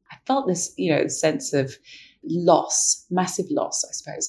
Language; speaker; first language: English; native; English